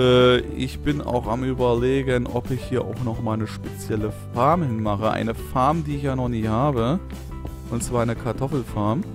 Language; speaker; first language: German; native; German